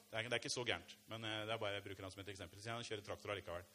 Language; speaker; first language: Norwegian; native; Norwegian